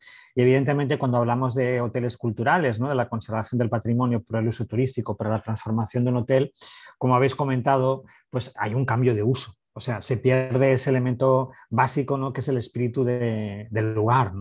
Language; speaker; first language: Spanish; native; Spanish